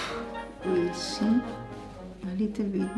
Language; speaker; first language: English; non-native, learner; Spanish